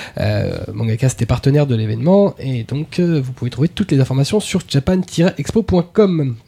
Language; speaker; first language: French; native; French